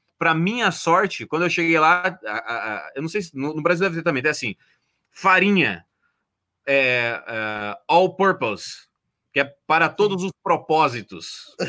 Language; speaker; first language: Portuguese; native; Portuguese